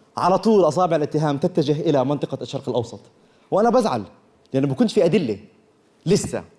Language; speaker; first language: Arabic; early bilingual, other home language; Korean